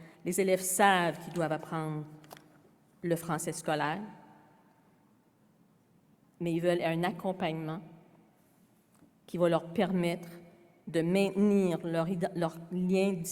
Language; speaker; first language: French; native; French